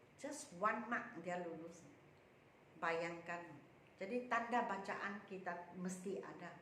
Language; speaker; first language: Malay; non-native, local second language; Chinese